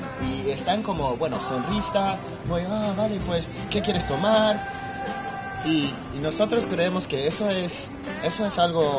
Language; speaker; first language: Spanish; non-native, fluent; English